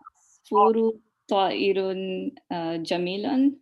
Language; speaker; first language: Arabic; non-native, learner; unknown